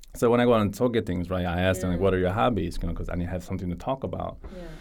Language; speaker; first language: English; native; English